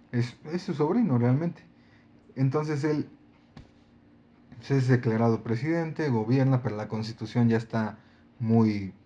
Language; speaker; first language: Spanish; native; Spanish